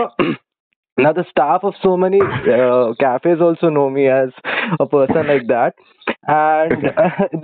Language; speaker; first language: English; non-native, local second language; Hindi